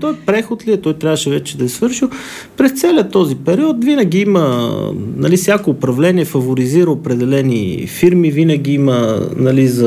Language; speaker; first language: Bulgarian; native; Bulgarian